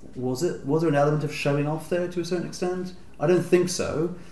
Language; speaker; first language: English; native; English